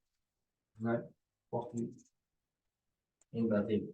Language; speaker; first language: English; non-native, learner; Spanish